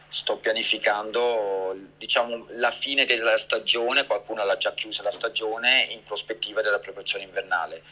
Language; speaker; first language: Italian; early bilingual, heritage; Italian